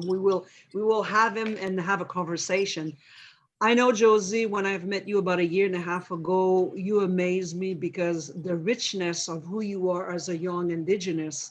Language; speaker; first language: English; non-native, fluent; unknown